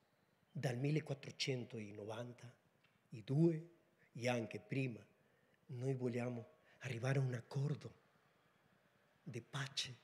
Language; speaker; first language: Italian; non-native, learner; Spanish